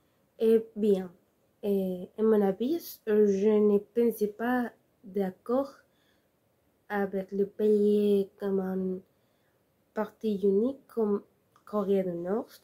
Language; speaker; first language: French; non-native, learner; Spanish